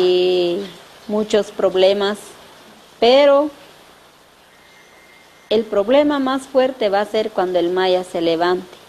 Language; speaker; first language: Spanish; non-native, local second language; Kaqchikel